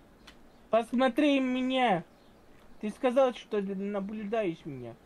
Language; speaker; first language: Russian; non-native, learner; English